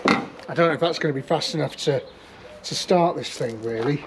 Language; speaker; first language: English; native; English